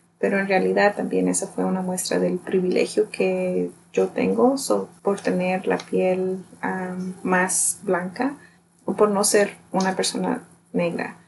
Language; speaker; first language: Spanish; early bilingual, heritage; Spanish